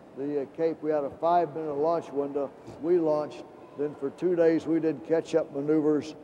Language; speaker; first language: English; native; English